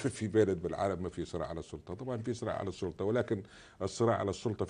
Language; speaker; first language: Arabic; native; Arabic